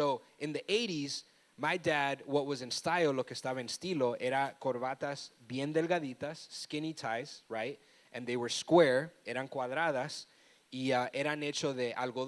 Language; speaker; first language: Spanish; early bilingual, heritage; Spanish